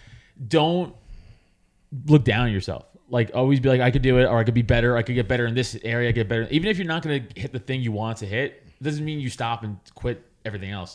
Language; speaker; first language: English; native; English